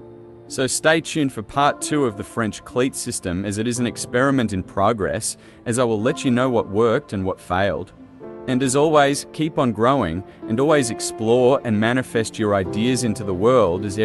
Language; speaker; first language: English; native; English